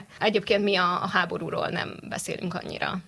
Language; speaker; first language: Hungarian; native; Hungarian